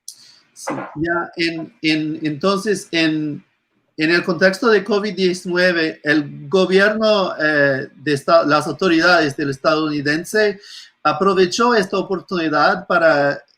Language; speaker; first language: Spanish; non-native, fluent; English